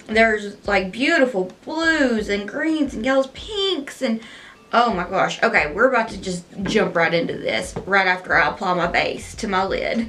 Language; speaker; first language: English; native; English